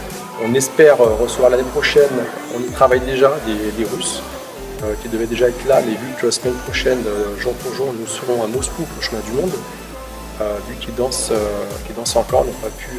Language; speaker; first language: French; native; French